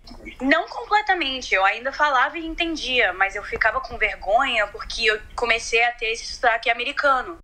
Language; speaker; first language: Portuguese; early bilingual, heritage; Portuguese